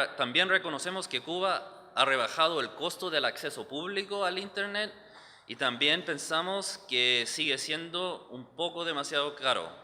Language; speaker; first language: Spanish; early bilingual, heritage; English